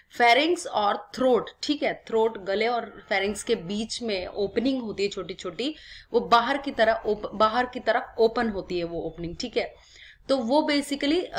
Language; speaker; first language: Hindi; native; Hindi